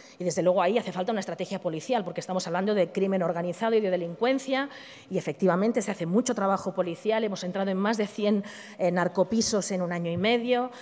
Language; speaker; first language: Spanish; native; Spanish